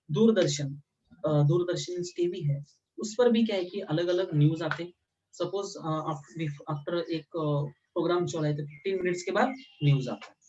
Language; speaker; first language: Hindi; non-native, local second language; Marathi